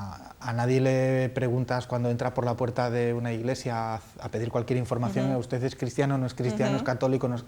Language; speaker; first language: Spanish; native; Spanish